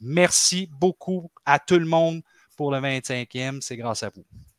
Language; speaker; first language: French; native; French